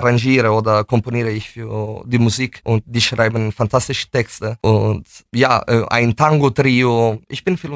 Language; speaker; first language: German; non-native, fluent; Italian